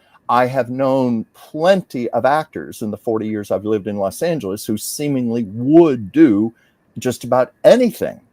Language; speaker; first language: English; native; English